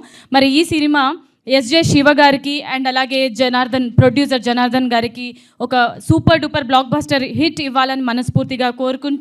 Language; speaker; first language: Telugu; native; Telugu